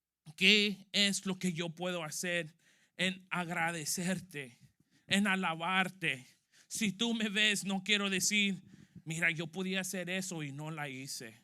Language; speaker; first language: Spanish; early bilingual, heritage; Spanish